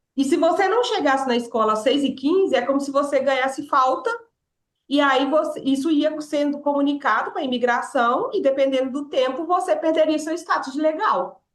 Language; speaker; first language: Portuguese; native; Portuguese